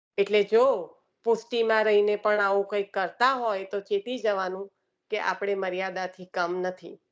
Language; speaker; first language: Gujarati; early bilingual, heritage; Gujarati